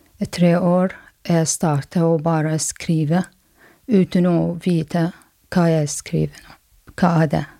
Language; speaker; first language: Norwegian; non-native, learner; Arabic